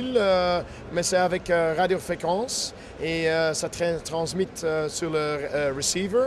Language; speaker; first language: French; non-native, fluent; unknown